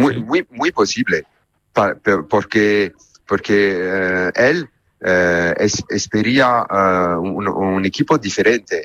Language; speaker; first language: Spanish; non-native, learner; Italian